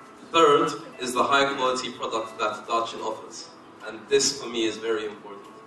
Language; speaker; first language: English; native; English